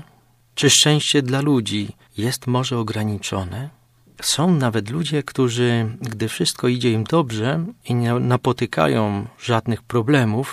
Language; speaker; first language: Polish; native; Polish